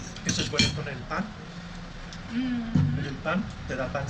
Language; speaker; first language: Spanish; non-native, learner; English